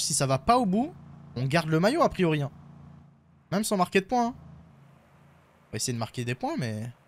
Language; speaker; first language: French; native; French